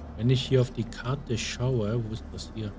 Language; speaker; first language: German; native; German